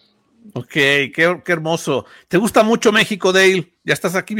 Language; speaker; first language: Spanish; native; Spanish